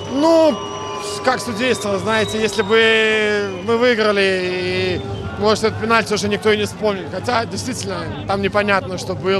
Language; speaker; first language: Russian; native; Russian